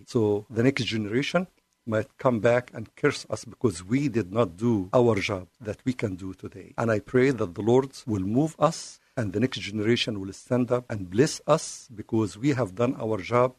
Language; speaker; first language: English; non-native, fluent; Arabic